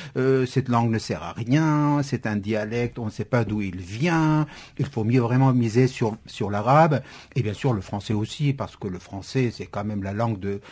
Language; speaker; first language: French; non-native, fluent; Kurdish